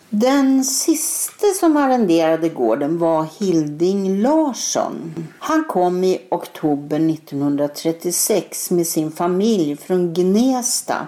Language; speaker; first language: Swedish; native; Swedish